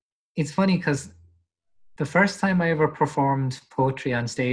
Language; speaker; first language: English; native; English